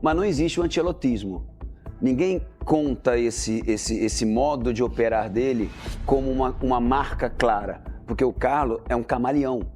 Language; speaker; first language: Portuguese; native; Portuguese